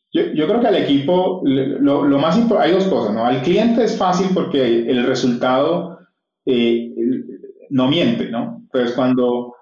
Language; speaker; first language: Spanish; native; Spanish